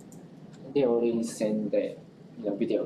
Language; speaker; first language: English; non-native, local second language; Japanese